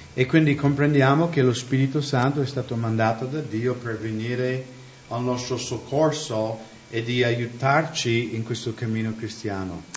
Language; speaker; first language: Italian; non-native, fluent; English